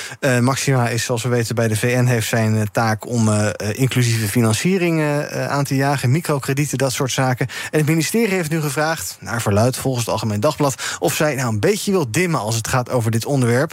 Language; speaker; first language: Dutch; native; Dutch